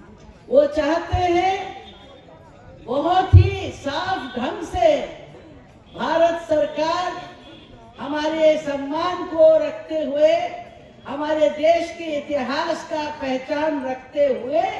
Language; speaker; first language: Hindi; non-native, local second language; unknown